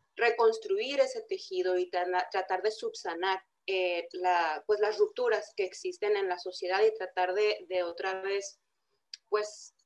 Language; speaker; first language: Spanish; native; Spanish